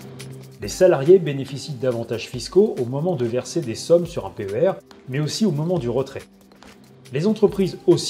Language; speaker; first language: French; native; French